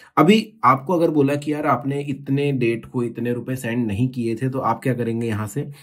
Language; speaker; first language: Hindi; native; Hindi